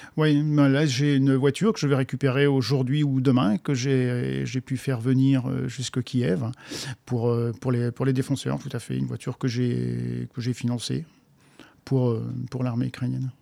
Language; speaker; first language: French; native; French